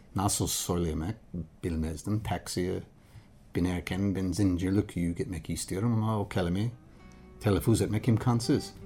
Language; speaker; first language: Turkish; non-native, learner; English